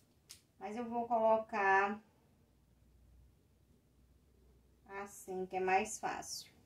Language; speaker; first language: Portuguese; native; Portuguese